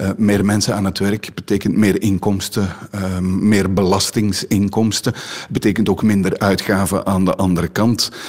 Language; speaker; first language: Dutch; native; Dutch